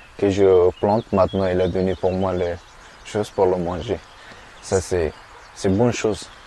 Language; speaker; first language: French; non-native, learner; Persian